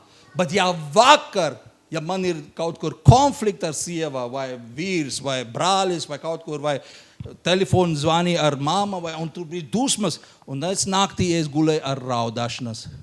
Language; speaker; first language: Latvian; non-native, learner; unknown